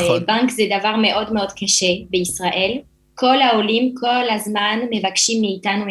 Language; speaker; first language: Hebrew; non-native, fluent; French